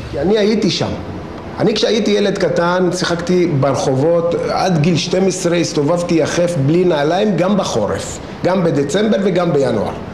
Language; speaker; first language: Hebrew; non-native, local second language; Arabic